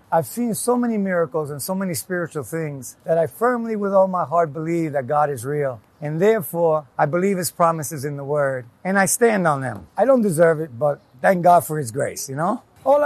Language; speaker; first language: English; native; English